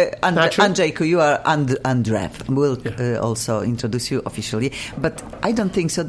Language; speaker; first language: English; non-native, fluent; Polish